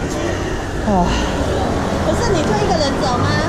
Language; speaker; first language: Chinese; native; Chinese